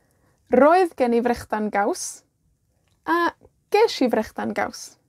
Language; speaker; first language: Welsh; non-native, fluent; Spanish